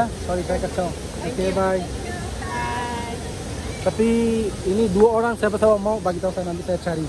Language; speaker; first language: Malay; non-native, learner; Bangla